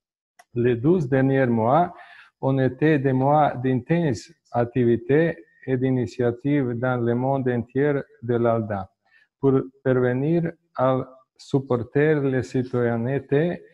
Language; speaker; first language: French; non-native, fluent; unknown